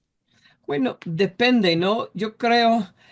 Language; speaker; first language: Spanish; non-native, fluent; English